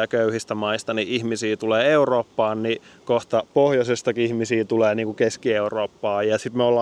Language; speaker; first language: Finnish; native; Finnish